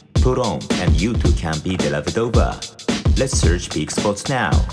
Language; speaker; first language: English; non-native, learner; Japanese